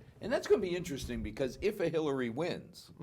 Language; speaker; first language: English; native; English